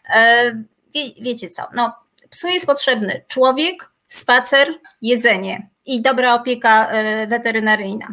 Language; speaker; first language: Polish; native; Polish